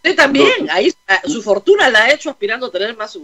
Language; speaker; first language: Spanish; native; Spanish